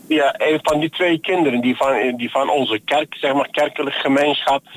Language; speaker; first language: Dutch; non-native, fluent; Turkish